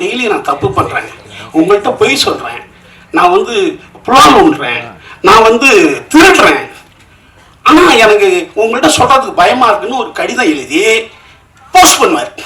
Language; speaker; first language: Tamil; native; Tamil